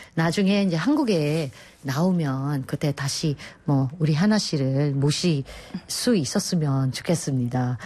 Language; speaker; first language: Korean; non-native, fluent; Filipino